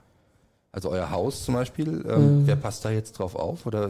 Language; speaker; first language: German; native; German